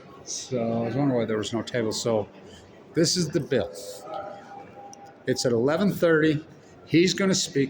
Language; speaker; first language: English; native; English